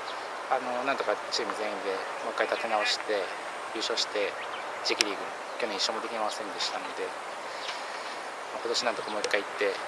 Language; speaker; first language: Japanese; native; Japanese